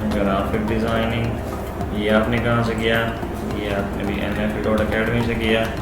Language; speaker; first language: Urdu; non-native, local second language; Punjabi